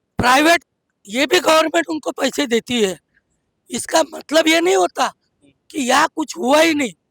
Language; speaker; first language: Hindi; non-native, local second language; Marathi